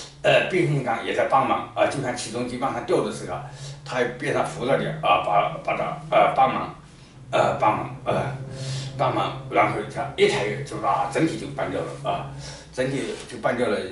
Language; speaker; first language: Chinese; native; Chinese